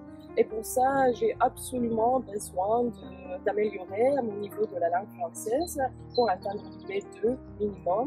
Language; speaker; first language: French; non-native, fluent; English